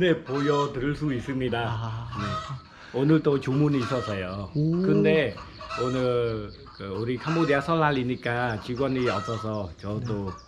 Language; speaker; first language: Korean; non-native, learner; Khmer